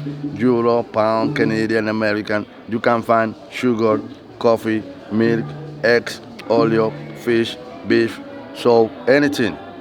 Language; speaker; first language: English; non-native, learner; Spanish